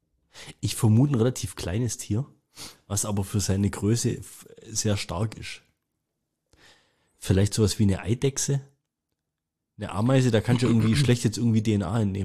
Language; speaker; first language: German; native; German